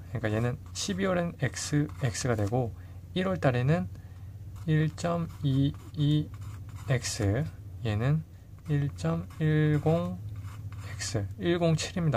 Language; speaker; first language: Korean; native; Korean